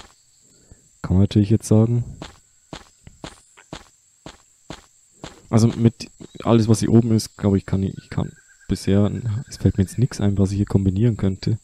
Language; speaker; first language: German; native; German